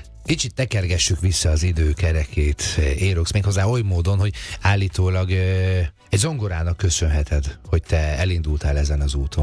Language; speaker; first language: Hungarian; native; Hungarian